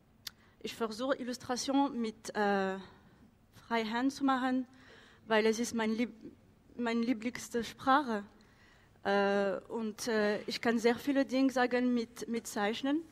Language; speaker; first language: German; non-native, learner; French